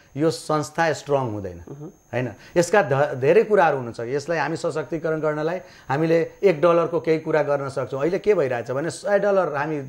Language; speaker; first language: Nepali; non-native, local second language; Maithili